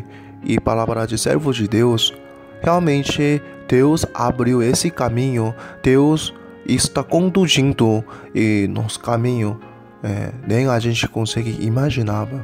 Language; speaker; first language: Portuguese; non-native, fluent; Korean